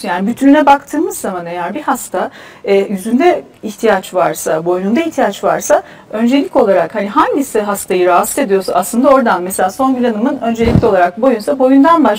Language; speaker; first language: Turkish; native; Turkish